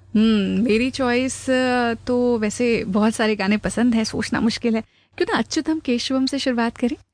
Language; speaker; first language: Hindi; native; Hindi